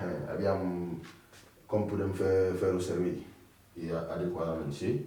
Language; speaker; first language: Catalan; non-native, fluent; Akan